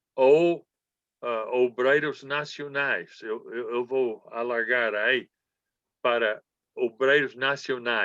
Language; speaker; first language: Portuguese; non-native, fluent; English